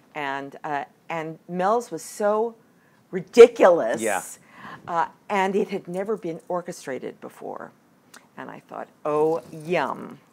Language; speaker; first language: English; native; English